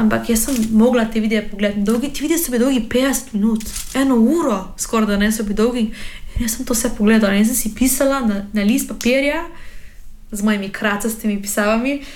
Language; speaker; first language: Slovenian; native; Slovenian